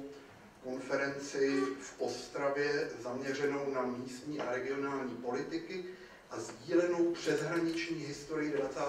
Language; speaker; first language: Czech; native; Czech